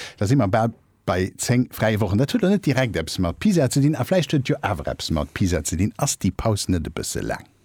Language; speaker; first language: Luxembourgish; native; Luxembourgish